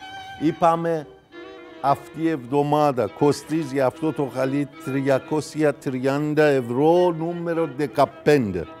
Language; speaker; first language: Greek; non-native, fluent; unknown